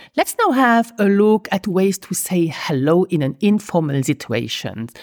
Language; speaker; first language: English; non-native, fluent; Luxembourgish